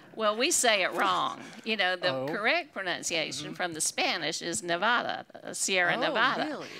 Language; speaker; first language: English; native; English